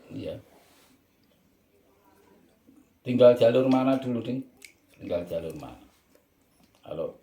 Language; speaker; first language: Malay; non-native, local second language; Javanese